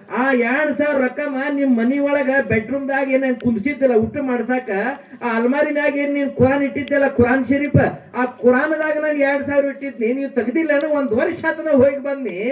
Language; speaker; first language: Kannada; non-native, local second language; Urdu